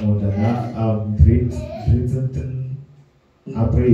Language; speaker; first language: German; non-native, learner; French